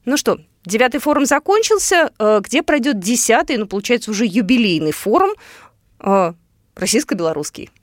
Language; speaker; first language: Russian; native; Russian